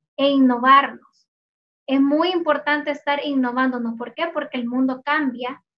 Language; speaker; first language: Spanish; native; Spanish